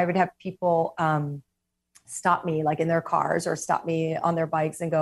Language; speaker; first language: English; native; English